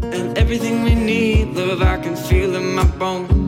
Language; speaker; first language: French; native; French